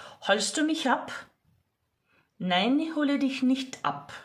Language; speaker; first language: German; non-native, fluent; Ukrainian